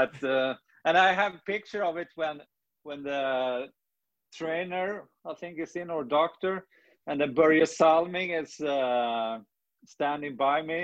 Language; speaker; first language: English; non-native, fluent; Swedish